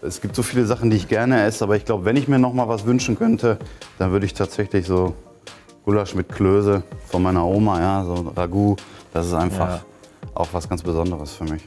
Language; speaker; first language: German; native; German